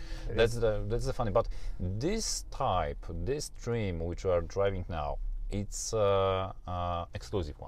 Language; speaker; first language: English; non-native, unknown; Polish